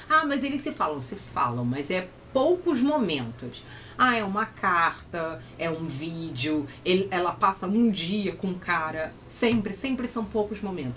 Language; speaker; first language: Portuguese; native; Portuguese